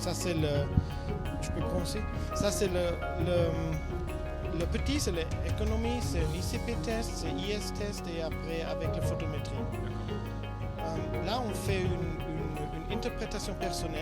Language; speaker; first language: French; non-native, learner; German